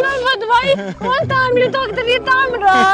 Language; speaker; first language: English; non-native, learner; Russian